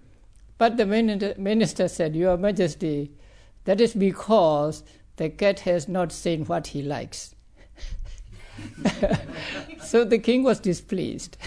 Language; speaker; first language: English; non-native, fluent; Burmese